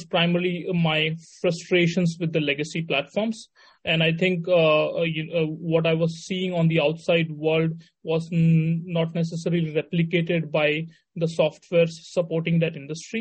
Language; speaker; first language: English; non-native, local second language; Hindi